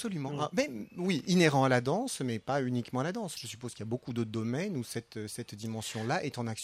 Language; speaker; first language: French; native; French